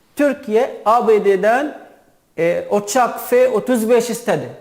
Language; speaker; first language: Turkish; non-native, learner; Arabic